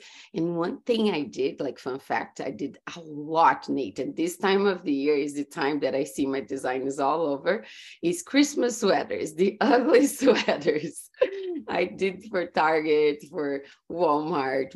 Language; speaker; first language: English; non-native, fluent; Portuguese